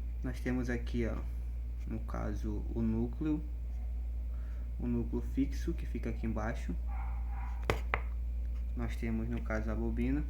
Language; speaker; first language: Portuguese; native; Portuguese